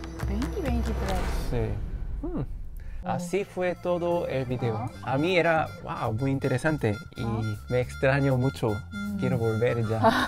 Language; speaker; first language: Spanish; non-native, learner; Korean